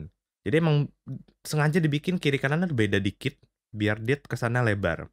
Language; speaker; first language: Indonesian; native; Indonesian